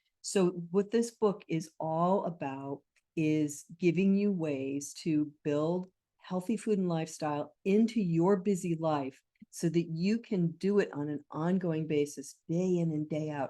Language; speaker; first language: English; native; English